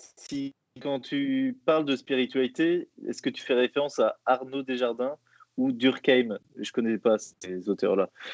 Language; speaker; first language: French; native; French